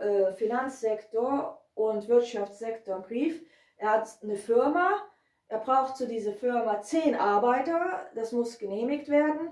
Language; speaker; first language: German; non-native, fluent; Hungarian